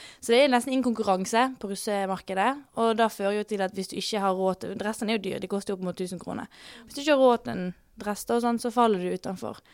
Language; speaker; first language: Norwegian; native; Norwegian